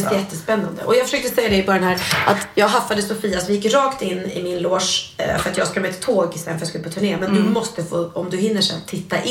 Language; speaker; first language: Swedish; native; Swedish